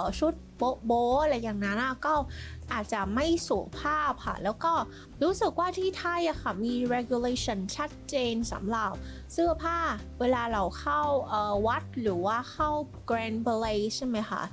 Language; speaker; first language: Thai; non-native, fluent; Vietnamese